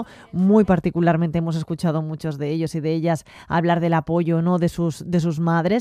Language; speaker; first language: Spanish; native; Spanish